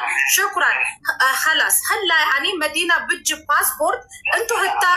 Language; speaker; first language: Arabic; non-native, learner; Amharic